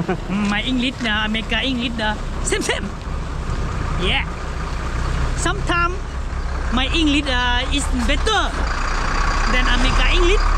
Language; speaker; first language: English; non-native, learner; Hmong